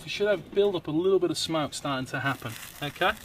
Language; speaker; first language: English; native; English